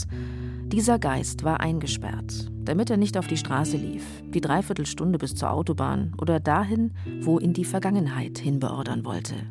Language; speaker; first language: German; native; German